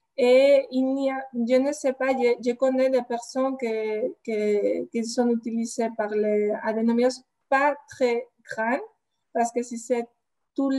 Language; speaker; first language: French; non-native, fluent; Spanish